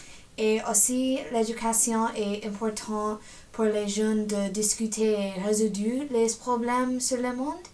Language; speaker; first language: French; non-native, learner; English